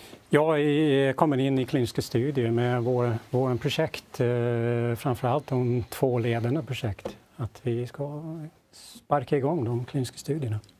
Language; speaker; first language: Swedish; non-native, fluent; English